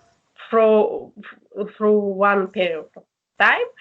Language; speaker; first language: English; non-native, learner; Russian